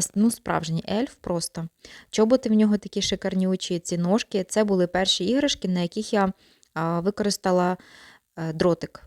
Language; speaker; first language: Ukrainian; non-native, local second language; Russian